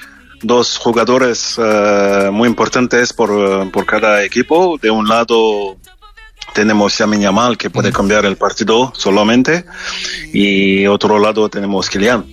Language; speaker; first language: Spanish; non-native, fluent; French